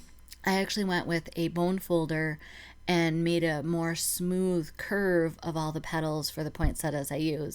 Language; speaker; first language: English; native; English